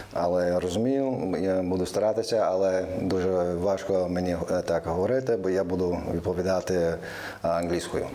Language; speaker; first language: Ukrainian; early bilingual, other home language; English